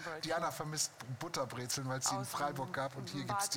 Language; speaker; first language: German; native; German